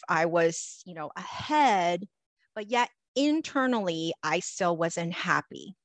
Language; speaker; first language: English; native; English